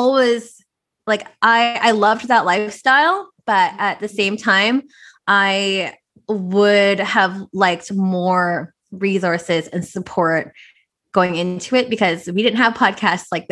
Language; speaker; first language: English; native; English